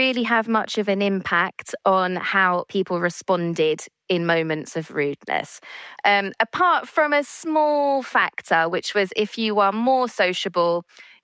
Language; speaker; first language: English; native; English